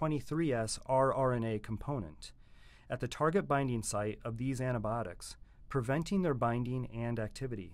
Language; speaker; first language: English; native; English